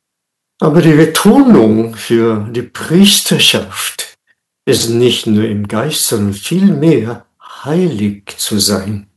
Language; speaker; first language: German; non-native, fluent; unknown